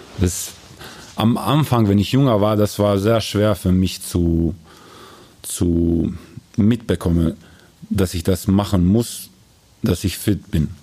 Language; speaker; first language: German; non-native, learner; Croatian